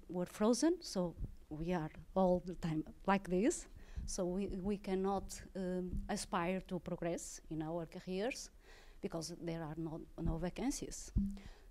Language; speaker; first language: English; non-native, learner; Portuguese